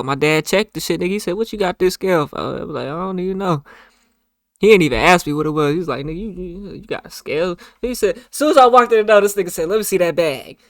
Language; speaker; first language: English; native; English